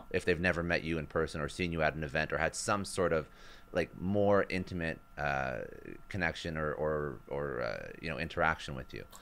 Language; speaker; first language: English; native; English